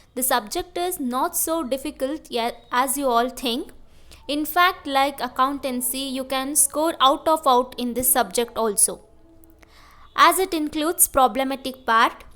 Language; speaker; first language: English; non-native, local second language; Kannada